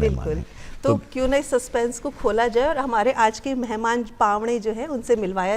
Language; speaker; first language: Hindi; native; Hindi